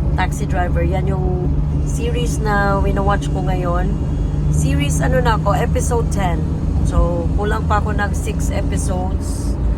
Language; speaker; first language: Filipino; non-native, local second language; Cebuano